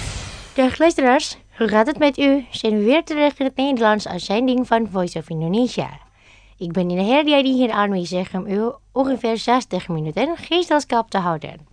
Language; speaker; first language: Dutch; non-native, fluent; Indonesian